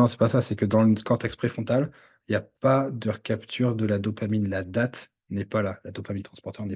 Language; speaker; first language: French; native; French